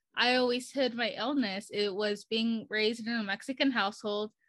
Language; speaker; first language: English; early bilingual, other home language; Spanish